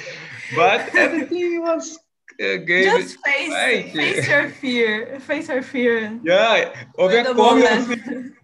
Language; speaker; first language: English; non-native, learner; Portuguese